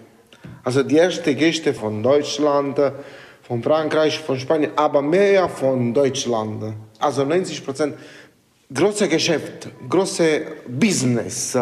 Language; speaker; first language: German; non-native, learner; Italian